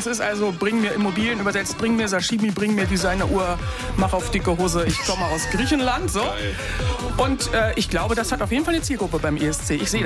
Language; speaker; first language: German; native; German